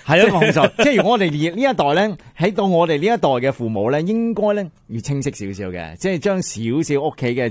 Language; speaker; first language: Cantonese; native; Cantonese